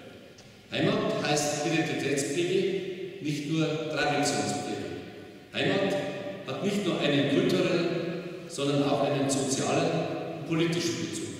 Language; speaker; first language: German; native; German